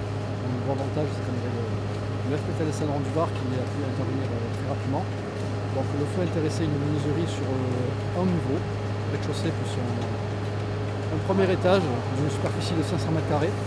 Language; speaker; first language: French; native; French